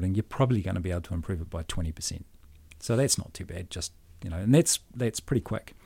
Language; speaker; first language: English; native; English